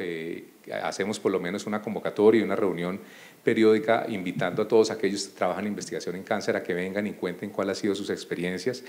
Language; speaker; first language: Spanish; native; Spanish